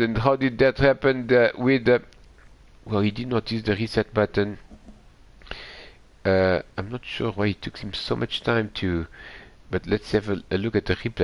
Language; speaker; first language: English; non-native, fluent; Portuguese